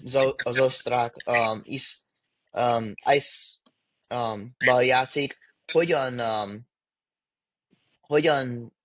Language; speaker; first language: Hungarian; early bilingual, heritage; English